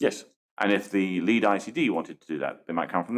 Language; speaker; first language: English; native; English